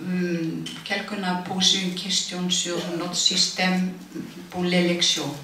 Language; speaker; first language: French; non-native, fluent; Icelandic